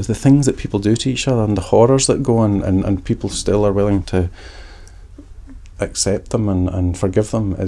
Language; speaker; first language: English; native; English